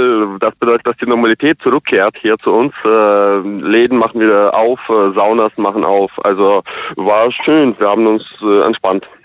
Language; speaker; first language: German; non-native, fluent; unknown